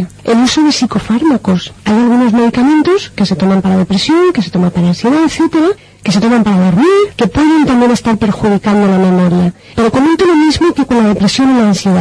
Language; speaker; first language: Spanish; native; Spanish